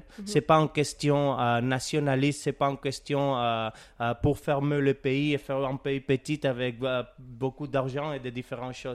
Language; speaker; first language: French; non-native, learner; Catalan